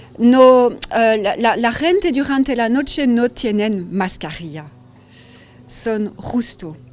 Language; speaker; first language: Spanish; non-native, learner; French